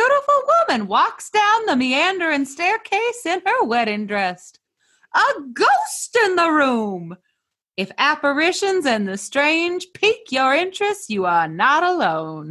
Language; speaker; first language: English; native; English